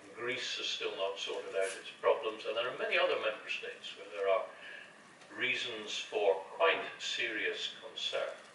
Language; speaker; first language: English; native; English